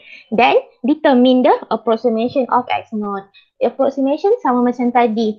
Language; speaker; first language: English; non-native, local second language; Malay